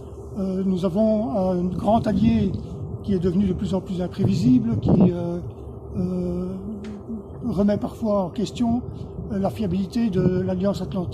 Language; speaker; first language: French; native; French